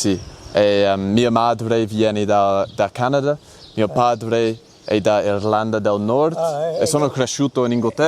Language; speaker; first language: Italian; non-native, learner; English